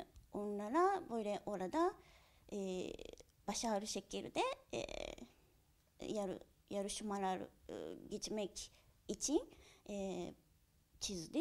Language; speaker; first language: Turkish; non-native, learner; Japanese